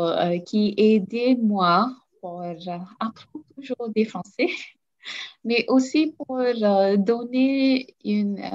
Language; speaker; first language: French; non-native, learner; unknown